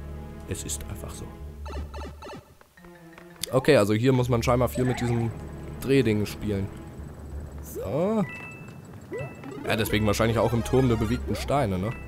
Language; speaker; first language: German; native; German